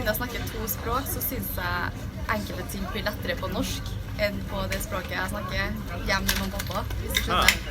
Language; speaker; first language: Norwegian; early bilingual, other home language; Vietnamese